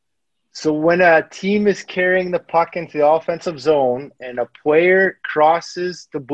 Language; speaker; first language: English; native; English